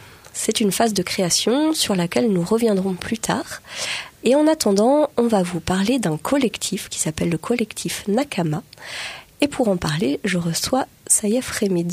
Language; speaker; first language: French; native; French